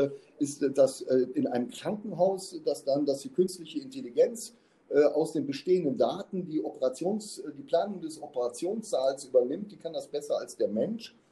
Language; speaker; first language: German; native; German